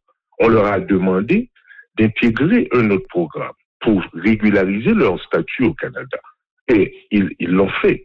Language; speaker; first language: French; non-native, local second language; Haitian Creole